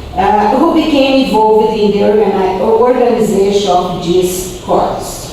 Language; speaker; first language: English; non-native, fluent; Portuguese